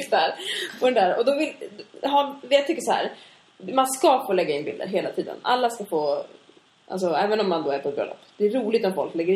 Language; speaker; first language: Swedish; native; Swedish